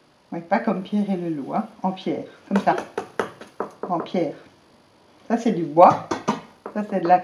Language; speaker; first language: French; native; French